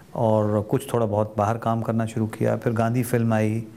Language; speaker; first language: Hindi; native; Hindi